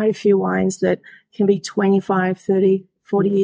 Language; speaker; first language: English; native; English